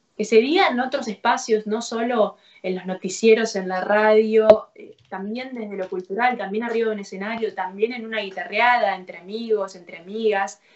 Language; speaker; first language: Spanish; native; Spanish